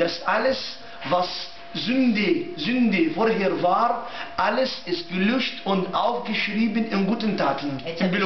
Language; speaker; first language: German; non-native, learner; Arabic